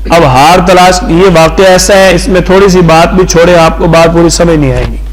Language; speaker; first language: Urdu; non-native, local second language; Punjabi